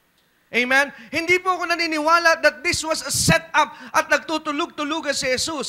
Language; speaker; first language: Filipino; native; Filipino